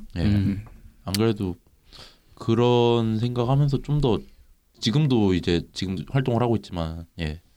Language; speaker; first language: Korean; native; Korean